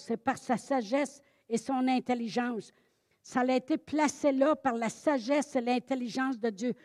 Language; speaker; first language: French; native; French